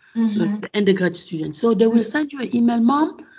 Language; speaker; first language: English; non-native, fluent; French